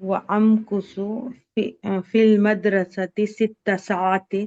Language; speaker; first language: Arabic; non-native, learner; Urdu